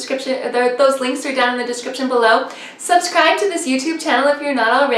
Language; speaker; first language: English; native; English